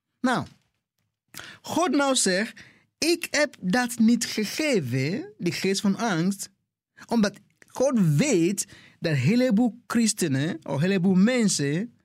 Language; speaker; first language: Dutch; non-native, fluent; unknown